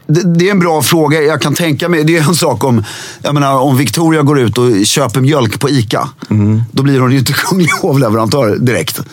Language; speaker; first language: Swedish; native; Swedish